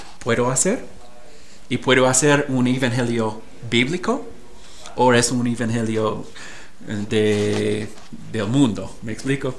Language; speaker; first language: Spanish; non-native, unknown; English